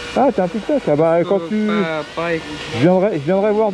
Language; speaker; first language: French; native; French